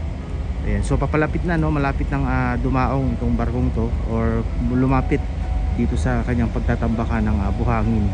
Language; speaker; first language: Filipino; native; Filipino